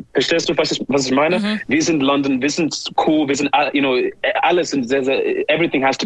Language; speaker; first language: German; non-native, fluent; English